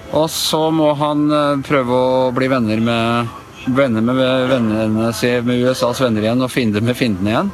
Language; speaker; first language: Norwegian; native; Norwegian